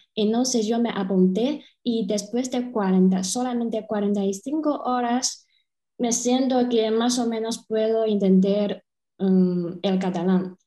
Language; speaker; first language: Spanish; non-native, fluent; Chinese